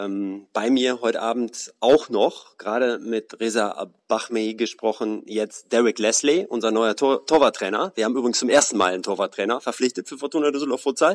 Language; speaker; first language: German; native; German